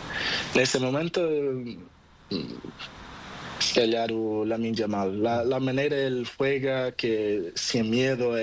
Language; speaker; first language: Spanish; non-native, learner; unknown